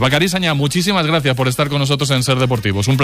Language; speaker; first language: Spanish; native; Spanish